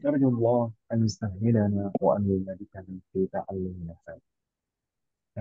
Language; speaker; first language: Arabic; non-native, fluent; Indonesian